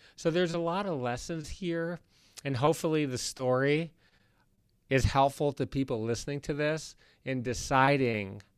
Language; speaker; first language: English; native; English